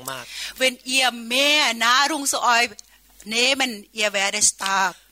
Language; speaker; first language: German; non-native, learner; Thai